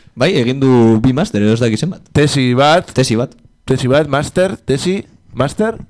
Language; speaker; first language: Basque; non-native, local second language; Spanish